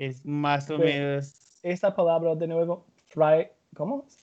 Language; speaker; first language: Spanish; non-native, learner; English